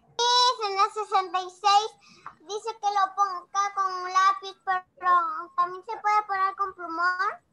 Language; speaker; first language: Spanish; native; Spanish